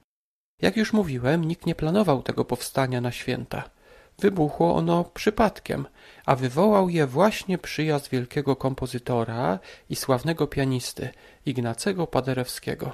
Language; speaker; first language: Polish; native; Polish